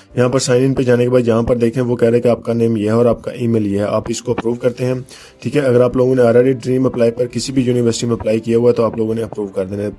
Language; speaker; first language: Urdu; native; Urdu